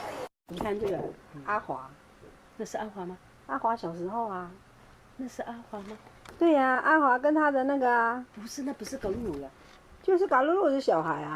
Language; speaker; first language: Chinese; native; Chinese